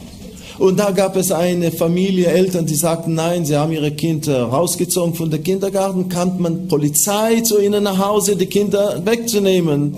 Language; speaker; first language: German; non-native, fluent; Hebrew